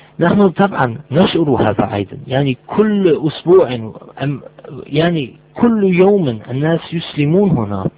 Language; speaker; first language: Arabic; non-native, learner; German